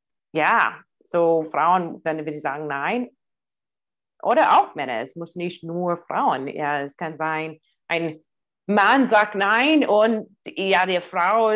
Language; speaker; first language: German; non-native, fluent; English